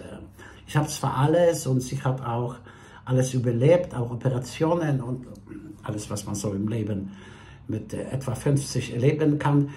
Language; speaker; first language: German; non-native, fluent; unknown